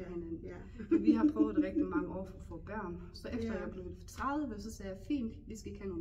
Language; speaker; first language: Danish; non-native, local second language; Faroese